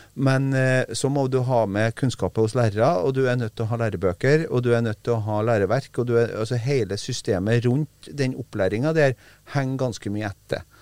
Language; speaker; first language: Norwegian; native; Norwegian